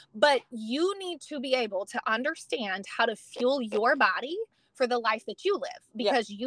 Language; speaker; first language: English; native; English